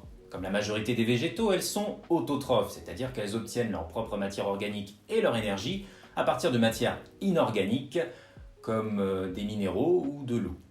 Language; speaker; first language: French; native; French